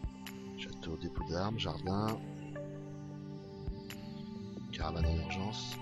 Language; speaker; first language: French; native; French